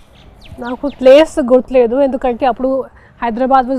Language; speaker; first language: Telugu; non-native, fluent; Hindi